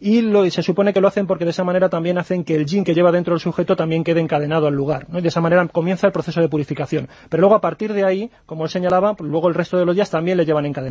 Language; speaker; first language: Spanish; native; Spanish